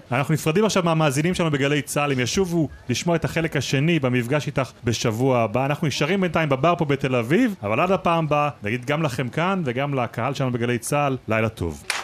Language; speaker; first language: Hebrew; native; Hebrew